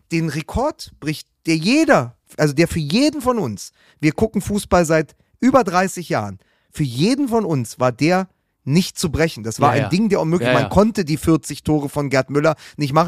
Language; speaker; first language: German; native; German